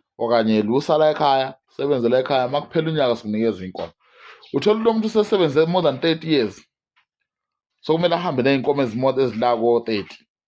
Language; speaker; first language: Zulu; non-native, local second language; Swati